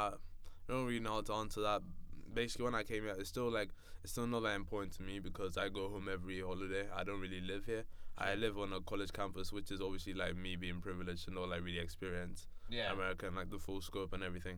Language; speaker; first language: English; non-native, local second language; Yoruba